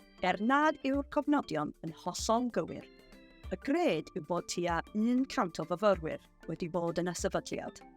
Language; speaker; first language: Welsh; native; Welsh